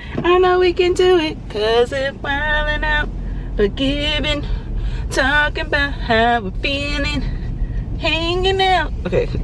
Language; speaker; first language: English; native; English